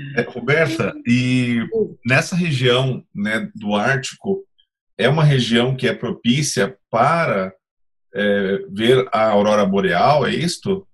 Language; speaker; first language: Portuguese; native; Portuguese